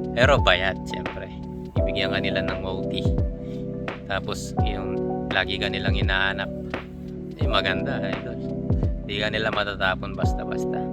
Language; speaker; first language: Filipino; non-native, local second language; Pampanga